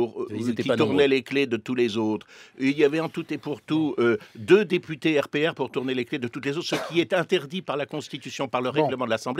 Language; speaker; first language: French; native; French